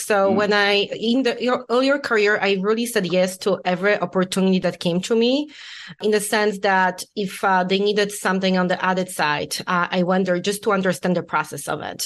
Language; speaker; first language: English; non-native, fluent; Polish